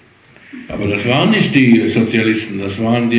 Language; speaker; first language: German; early bilingual, heritage; German